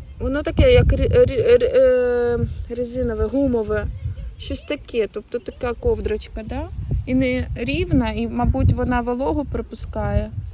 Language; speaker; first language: Ukrainian; native; Ukrainian